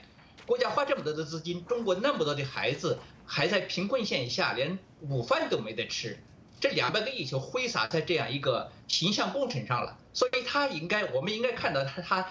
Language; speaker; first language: Chinese; native; Chinese